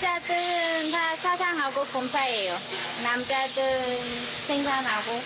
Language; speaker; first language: Korean; non-native, learner; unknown